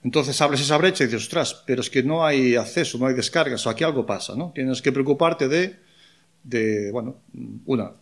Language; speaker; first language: Spanish; non-native, local second language; Galician